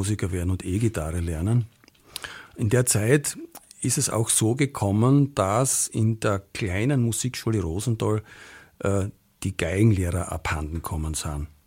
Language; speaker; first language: German; native; German